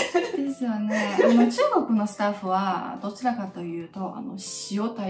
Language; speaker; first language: Japanese; non-native, fluent; Chinese